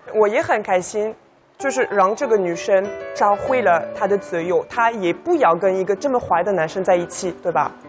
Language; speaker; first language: Chinese; non-native, fluent; French